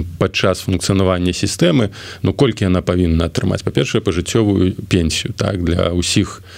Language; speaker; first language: Belarusian; non-native, local second language; Russian